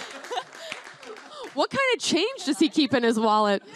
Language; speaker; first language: English; native; English